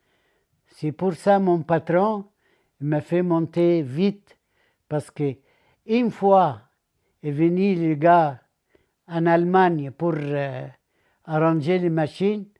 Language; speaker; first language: French; non-native, learner; Arabic